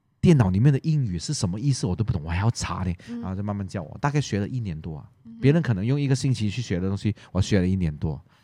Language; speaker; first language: Chinese; non-native, local second language; Cantonese